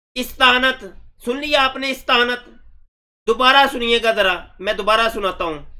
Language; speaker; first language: Urdu; non-native, local second language; Punjabi